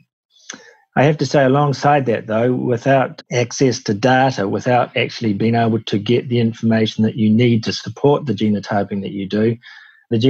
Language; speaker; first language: English; native; English